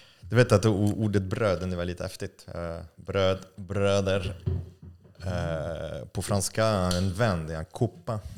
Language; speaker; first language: Swedish; non-native, fluent; French